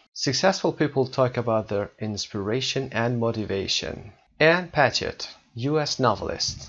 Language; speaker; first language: English; non-native, fluent; Persian